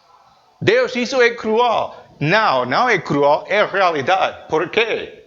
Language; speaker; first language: Portuguese; non-native, learner; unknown